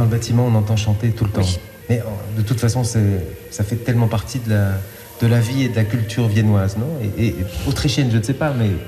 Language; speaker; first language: French; native; French